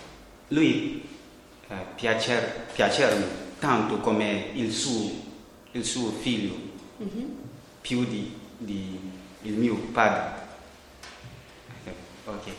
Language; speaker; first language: Italian; non-native, learner; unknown